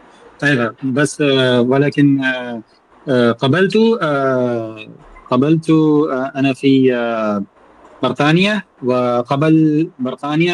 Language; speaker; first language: Arabic; non-native, learner; Urdu